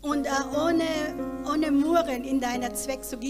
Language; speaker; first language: German; non-native, learner; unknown